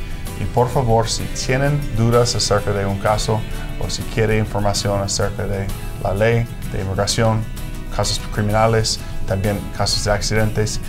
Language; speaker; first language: Spanish; non-native, fluent; English